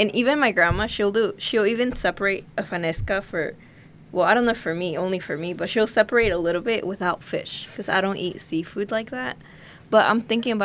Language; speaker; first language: English; early bilingual, other home language; Spanish